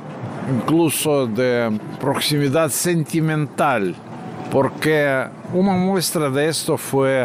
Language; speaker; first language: Spanish; non-native, fluent; Russian